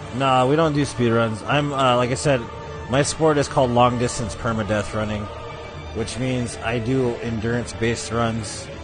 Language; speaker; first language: English; native; English